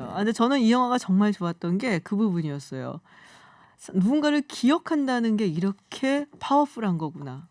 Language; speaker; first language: Korean; native; Korean